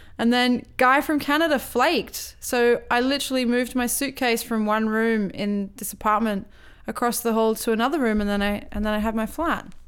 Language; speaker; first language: English; native; English